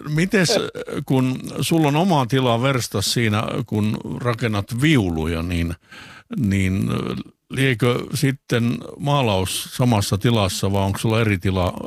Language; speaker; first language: Finnish; native; Finnish